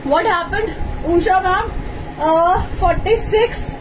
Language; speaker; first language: Hindi; native; Hindi